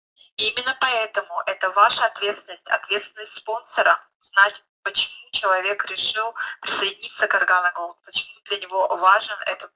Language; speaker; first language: Russian; native; Russian